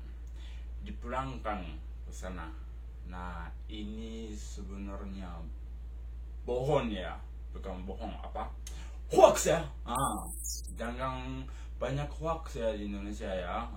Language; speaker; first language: Indonesian; non-native, fluent; Japanese